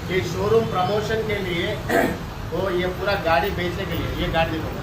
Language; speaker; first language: Hindi; non-native, local second language; Telugu